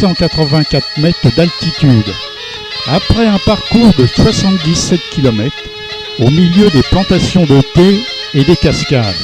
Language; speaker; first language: French; native; French